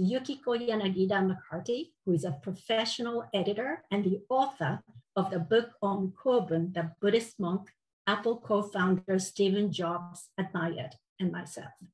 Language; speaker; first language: English; non-native, fluent; Japanese